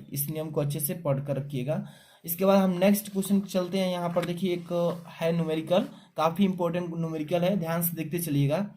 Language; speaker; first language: Hindi; native; Hindi